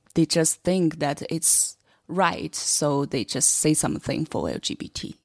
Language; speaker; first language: English; non-native, fluent; Chinese